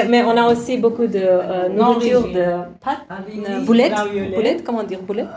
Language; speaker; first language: French; non-native, learner; Uzbek